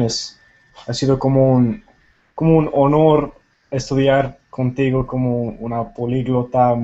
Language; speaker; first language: Spanish; non-native, fluent; Tamil